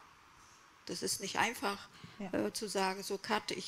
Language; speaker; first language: German; early bilingual, other home language; Kurdish